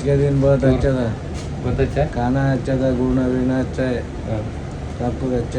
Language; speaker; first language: Hindi; non-native, local second language; Malayalam